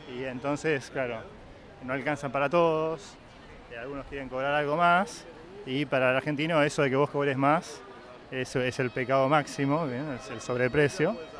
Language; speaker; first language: Spanish; native; Spanish